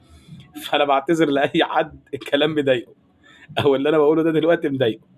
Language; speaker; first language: Arabic; native; Arabic